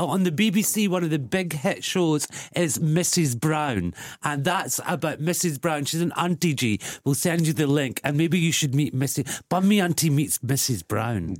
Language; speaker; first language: English; early bilingual, other home language; Punjabi